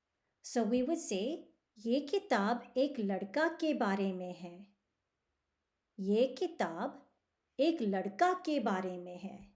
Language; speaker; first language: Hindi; early bilingual, heritage; Hindi